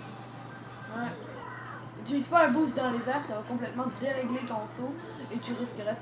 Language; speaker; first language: French; native; French